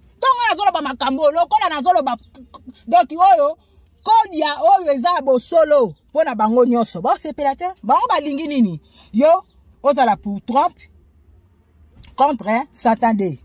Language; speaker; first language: Lingala; non-native, local second language; Kongo